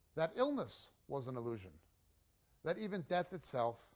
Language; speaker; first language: English; native; English